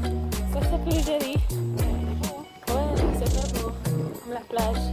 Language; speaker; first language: French; non-native, learner; English